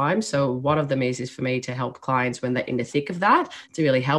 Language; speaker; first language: English; non-native, fluent; Dutch